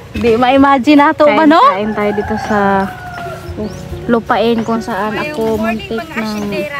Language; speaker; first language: Filipino; non-native, local second language; Cebuano